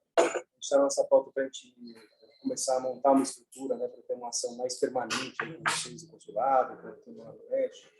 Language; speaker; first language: Portuguese; native; Portuguese